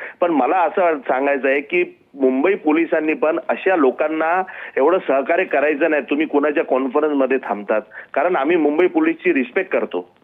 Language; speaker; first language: Marathi; non-native, local second language; Gujarati